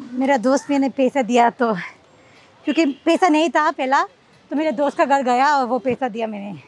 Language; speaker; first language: Hindi; non-native, local second language; English